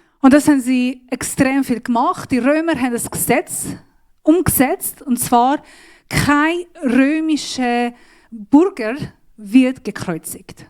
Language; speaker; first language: German; non-native, learner; Persian